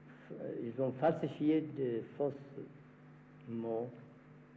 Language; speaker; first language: French; non-native, fluent; Amharic